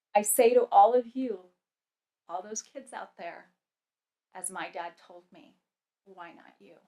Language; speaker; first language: English; early bilingual, other home language; Punjabi